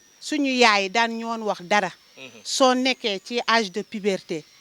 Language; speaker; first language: Wolof; non-native, local second language; Jola-Fonyi